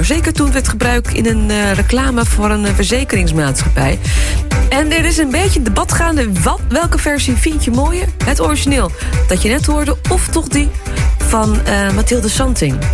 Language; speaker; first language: Dutch; native; Dutch